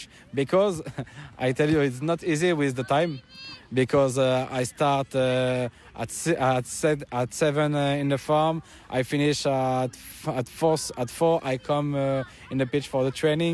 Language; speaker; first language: English; non-native, learner; French